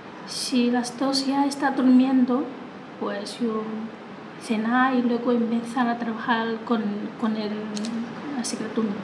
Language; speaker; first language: Spanish; non-native, learner; Chinese